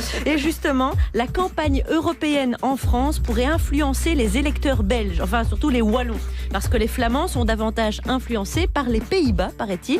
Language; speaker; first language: French; native; French